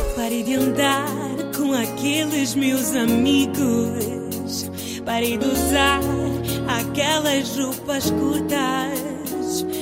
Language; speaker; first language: Portuguese; non-native, local second language; Makhuwa